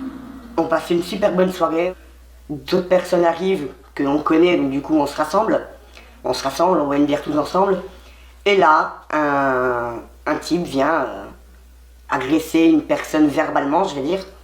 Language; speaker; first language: French; native; French